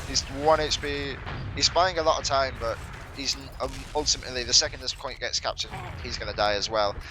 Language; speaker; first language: English; native; English